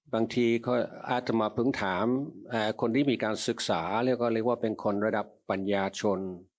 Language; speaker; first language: Thai; non-native, fluent; English